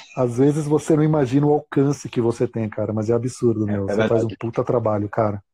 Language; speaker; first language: Portuguese; native; Portuguese